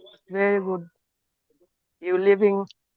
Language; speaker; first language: English; non-native, learner; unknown